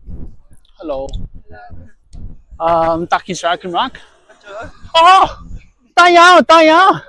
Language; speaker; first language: Welsh; non-native, learner; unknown